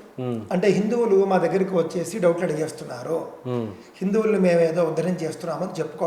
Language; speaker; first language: Telugu; native; Telugu